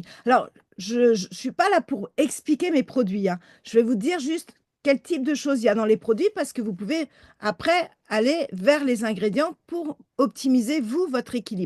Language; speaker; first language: French; native; French